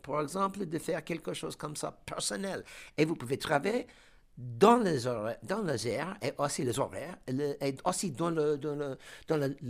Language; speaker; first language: French; non-native, fluent; English